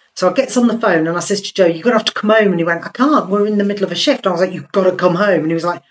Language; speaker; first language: English; native; English